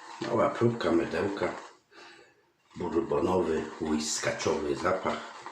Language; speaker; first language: Polish; native; Polish